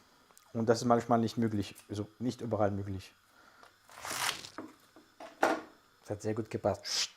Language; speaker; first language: German; non-native, fluent; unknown